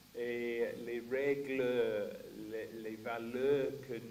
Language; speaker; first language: French; non-native, fluent; English